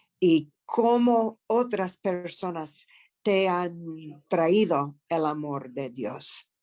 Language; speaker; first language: Spanish; non-native, fluent; English